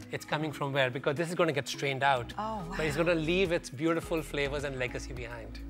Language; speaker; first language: English; non-native, local second language; Punjabi